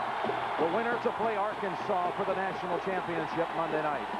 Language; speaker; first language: English; native; English